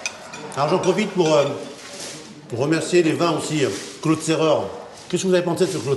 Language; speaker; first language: French; native; French